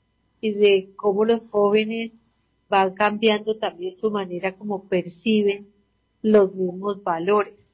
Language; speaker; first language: Spanish; native; Spanish